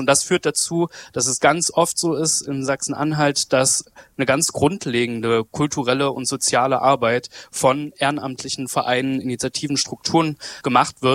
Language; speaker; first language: German; native; German